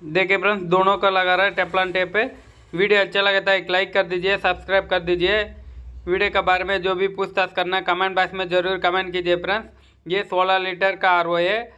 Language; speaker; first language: Hindi; non-native, local second language; Tamil